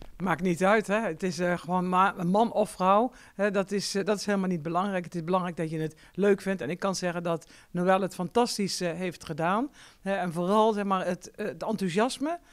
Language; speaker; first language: Dutch; native; Dutch